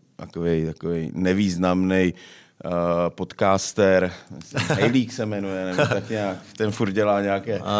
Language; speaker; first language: Czech; native; Czech